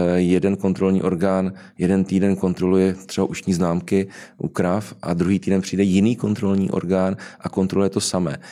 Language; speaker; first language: Czech; native; Czech